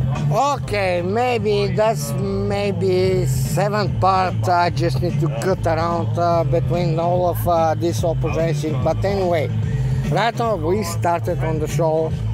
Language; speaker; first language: English; non-native, learner; Bulgarian